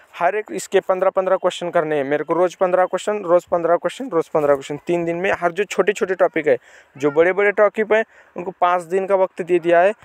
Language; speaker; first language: Hindi; non-native, local second language; Marathi